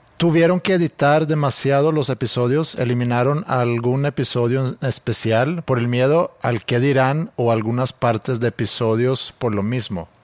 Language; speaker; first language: Spanish; non-native, fluent; Swedish